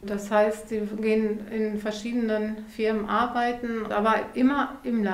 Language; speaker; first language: German; native; German